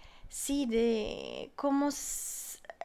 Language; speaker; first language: Portuguese; non-native, fluent; German